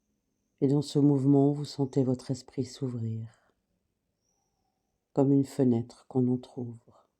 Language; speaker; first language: French; native; French